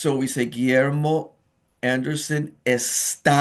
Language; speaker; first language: Spanish; non-native, fluent; English